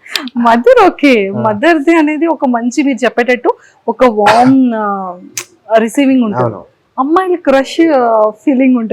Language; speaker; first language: Telugu; native; Telugu